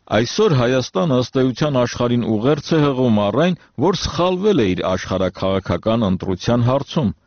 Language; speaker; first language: Armenian; native; Armenian